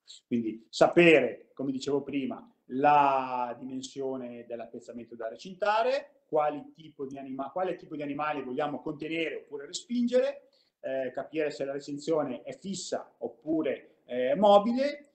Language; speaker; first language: Italian; native; Italian